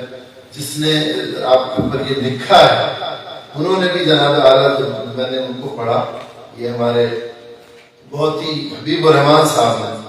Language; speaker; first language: Urdu; non-native, local second language; Sindhi